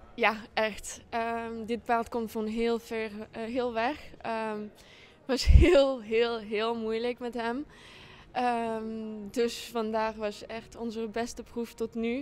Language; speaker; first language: Dutch; non-native, fluent; French